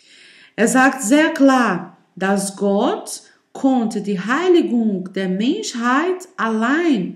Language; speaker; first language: German; non-native, learner; Portuguese